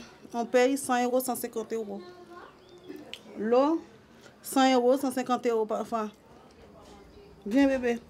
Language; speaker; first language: French; non-native, learner; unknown